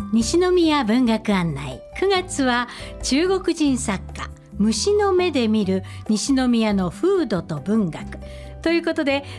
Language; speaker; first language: Japanese; native; Japanese